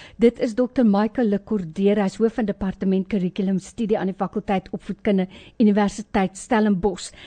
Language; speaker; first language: Afrikaans; native; Afrikaans